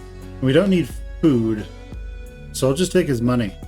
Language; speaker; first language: English; native; English